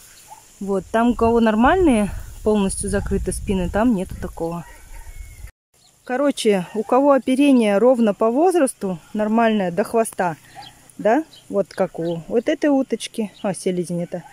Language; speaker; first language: Russian; native; Russian